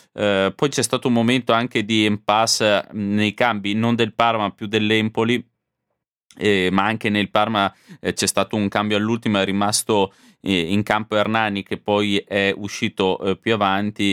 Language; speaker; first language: Italian; native; Italian